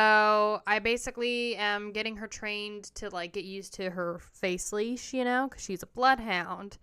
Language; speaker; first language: English; native; English